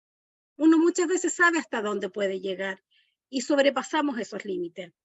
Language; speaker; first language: Spanish; native; Spanish